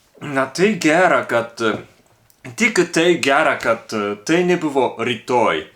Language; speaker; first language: Lithuanian; non-native, fluent; Japanese